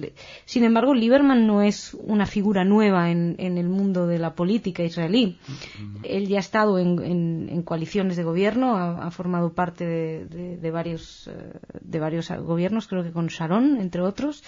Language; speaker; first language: Spanish; native; Spanish